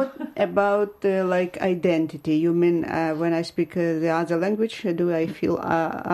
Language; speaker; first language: English; non-native, fluent; Ukrainian